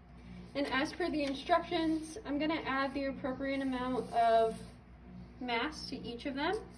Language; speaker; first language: English; native; English